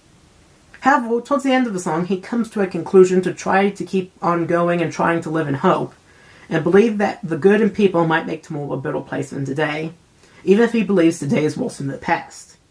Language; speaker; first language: English; native; English